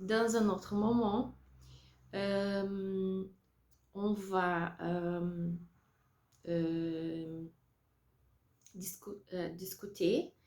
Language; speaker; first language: French; non-native, learner; Portuguese